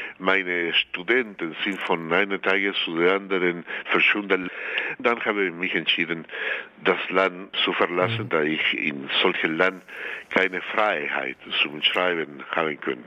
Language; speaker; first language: German; non-native, fluent; Spanish